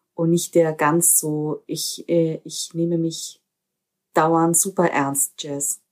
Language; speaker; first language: German; native; German